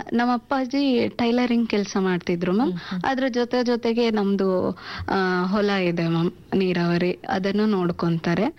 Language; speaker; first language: Kannada; non-native, local second language; Urdu